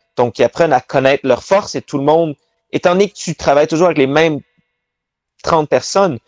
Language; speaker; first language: French; native; French